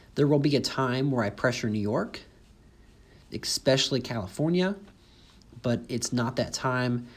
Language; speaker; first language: English; native; English